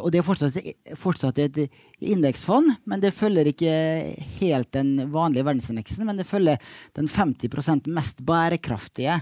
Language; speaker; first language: Norwegian; native; Norwegian